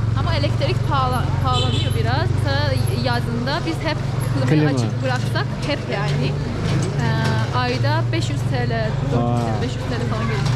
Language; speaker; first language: Turkish; non-native, fluent; Persian